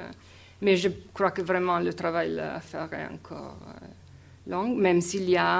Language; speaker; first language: French; non-native, fluent; Italian